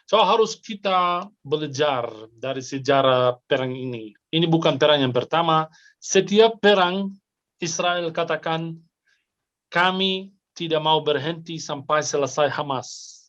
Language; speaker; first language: Indonesian; non-native, fluent; Arabic